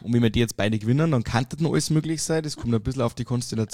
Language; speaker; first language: German; native; German